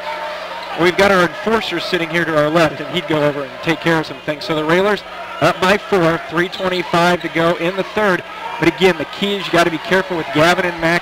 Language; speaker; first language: English; native; English